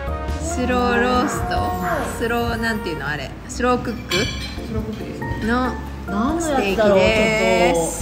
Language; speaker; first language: Japanese; native; Japanese